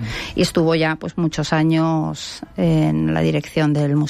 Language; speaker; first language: Spanish; native; Spanish